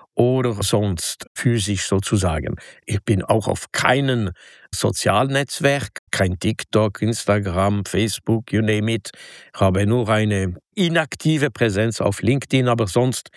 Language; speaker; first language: German; non-native, local second language; French